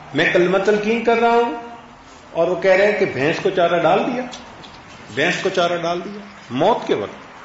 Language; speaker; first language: Urdu; native; Urdu